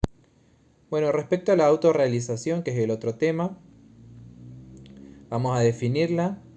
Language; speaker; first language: Spanish; native; Spanish